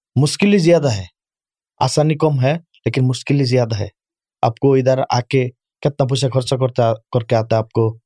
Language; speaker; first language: Urdu; non-native, learner; Bangla